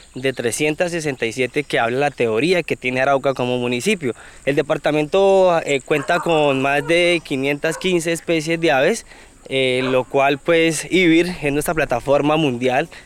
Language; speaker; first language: Spanish; native; Spanish